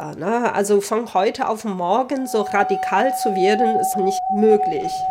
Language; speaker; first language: German; non-native, fluent; Chinese